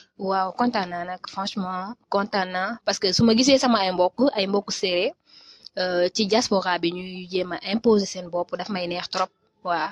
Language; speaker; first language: Wolof; native; Wolof